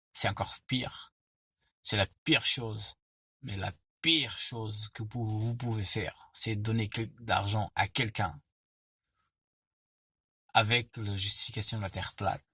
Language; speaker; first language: French; non-native, fluent; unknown